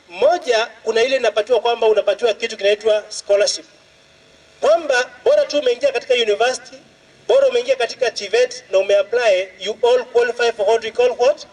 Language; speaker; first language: Swahili; non-native, local second language; Luo (Kenya and Tanzania)